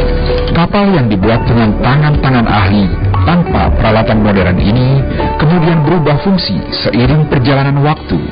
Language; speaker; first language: Indonesian; native; Indonesian